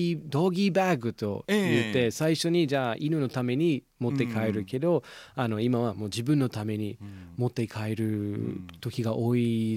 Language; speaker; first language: Japanese; non-native, fluent; English